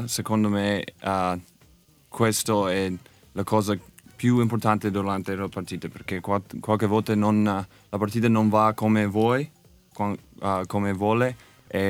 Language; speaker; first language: Italian; non-native, learner; English